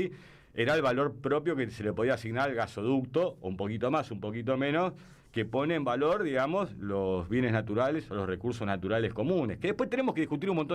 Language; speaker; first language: Spanish; native; Spanish